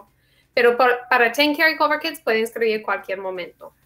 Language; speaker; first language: Spanish; non-native, fluent; English